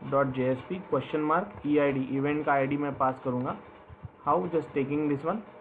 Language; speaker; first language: Hindi; non-native, local second language; Marathi